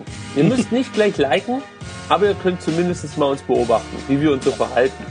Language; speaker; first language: German; native; German